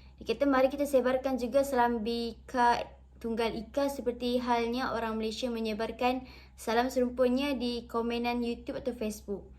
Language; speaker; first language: Malay; native; Malay